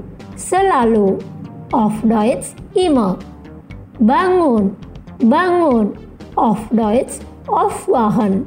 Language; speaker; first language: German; non-native, fluent; Indonesian